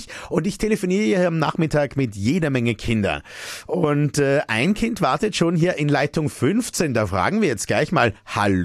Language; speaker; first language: German; native; German